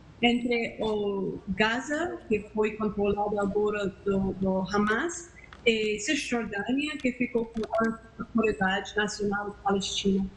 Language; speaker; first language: Portuguese; non-native, fluent; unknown